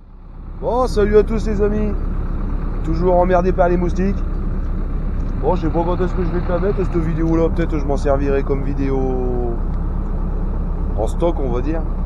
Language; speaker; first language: French; native; French